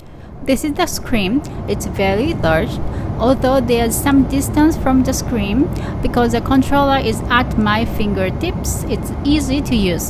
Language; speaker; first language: English; non-native, learner; Japanese